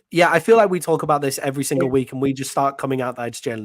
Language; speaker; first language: English; native; English